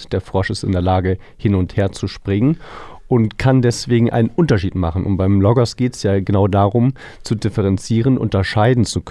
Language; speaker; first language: German; native; German